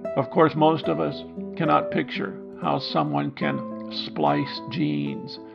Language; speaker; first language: English; native; English